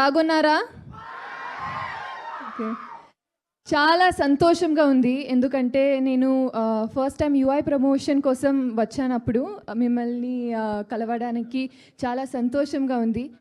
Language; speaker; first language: Telugu; non-native, learner; Kannada